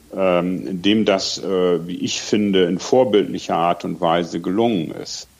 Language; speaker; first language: German; native; German